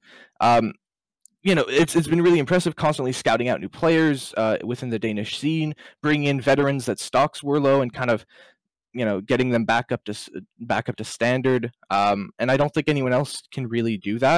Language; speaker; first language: English; native; English